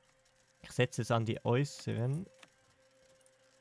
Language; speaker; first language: German; native; German